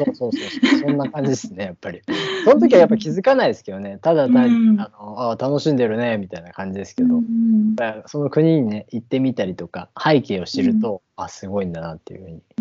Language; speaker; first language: Japanese; native; Japanese